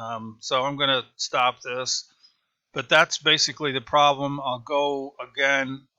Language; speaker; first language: English; native; English